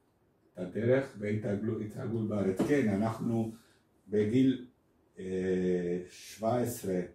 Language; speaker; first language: Hebrew; non-native, fluent; Spanish